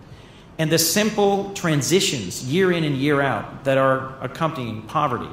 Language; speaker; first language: English; native; English